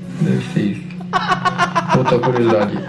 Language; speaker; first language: Portuguese; native; Portuguese